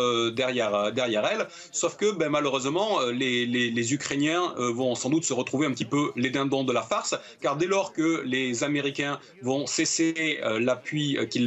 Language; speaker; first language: French; native; French